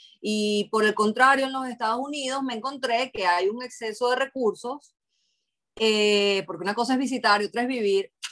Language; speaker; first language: Spanish; native; Spanish